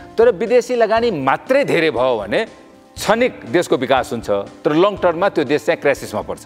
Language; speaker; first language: Nepali; non-native, local second language; Maithili